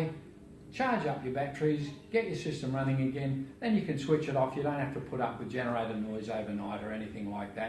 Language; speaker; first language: English; native; English